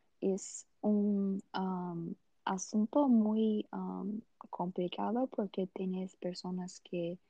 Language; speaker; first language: Spanish; non-native, learner; Portuguese